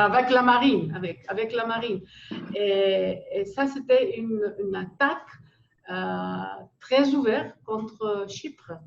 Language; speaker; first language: French; non-native, fluent; Greek